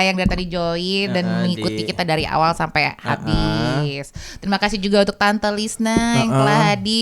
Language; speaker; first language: Indonesian; native; Indonesian